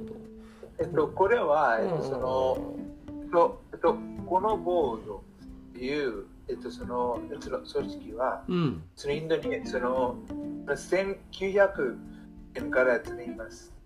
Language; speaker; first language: Japanese; non-native, learner; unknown